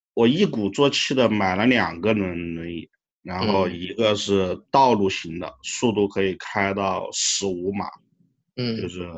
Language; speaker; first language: Chinese; native; Chinese